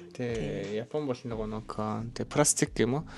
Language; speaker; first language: Mongolian; non-native, learner; Japanese